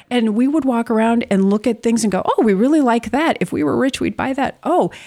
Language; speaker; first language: English; native; English